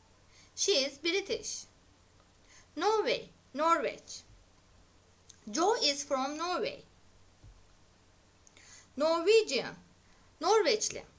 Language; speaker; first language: English; non-native, fluent; Turkish